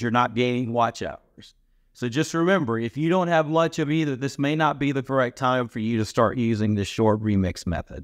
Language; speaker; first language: English; native; English